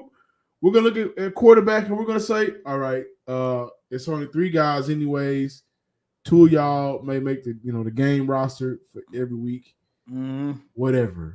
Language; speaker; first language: English; native; English